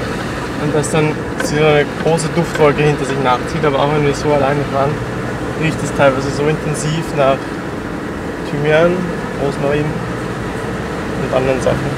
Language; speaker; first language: German; native; German